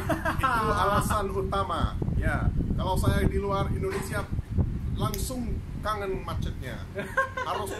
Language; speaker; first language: Indonesian; non-native, fluent; English